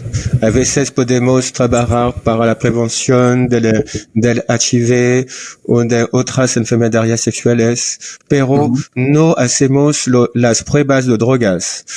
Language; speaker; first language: Spanish; non-native, learner; French